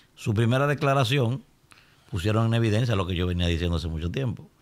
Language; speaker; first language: Spanish; native; Spanish